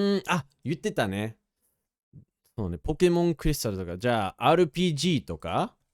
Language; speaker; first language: Japanese; non-native, fluent; English